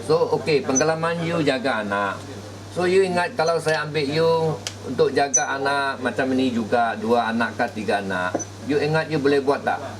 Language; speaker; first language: Malay; native; Malay